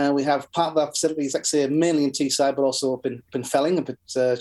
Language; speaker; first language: English; native; English